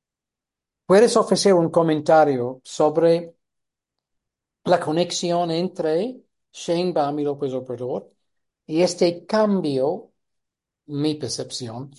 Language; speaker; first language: Spanish; non-native, fluent; English